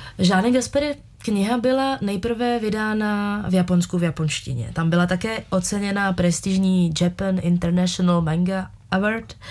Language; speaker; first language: Czech; native; Czech